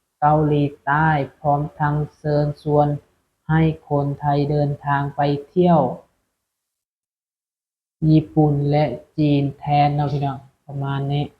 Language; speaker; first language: Thai; non-native, local second language; Lao